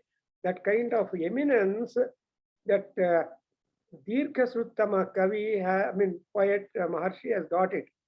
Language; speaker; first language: English; non-native, local second language; Telugu